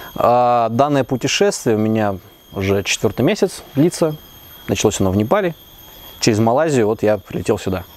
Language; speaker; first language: Russian; native; Russian